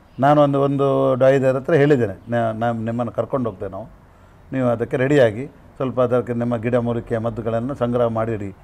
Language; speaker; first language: Kannada; non-native, local second language; Tulu